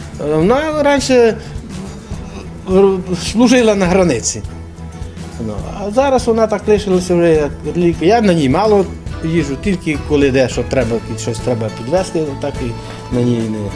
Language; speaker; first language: Ukrainian; native; Ukrainian